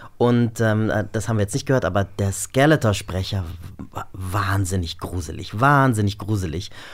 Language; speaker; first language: German; early bilingual, other home language; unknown